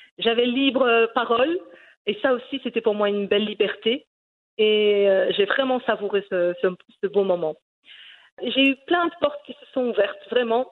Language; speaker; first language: French; early bilingual, other home language; Riffian